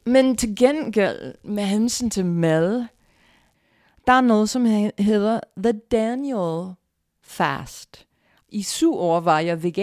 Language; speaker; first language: Danish; non-native, fluent; English